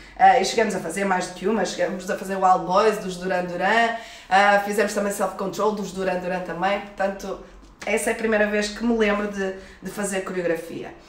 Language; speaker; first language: Portuguese; native; Portuguese